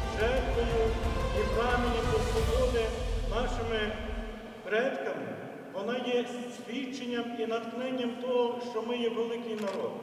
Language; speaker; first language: Ukrainian; native; Ukrainian